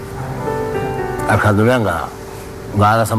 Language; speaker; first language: Indonesian; non-native, fluent; Spanish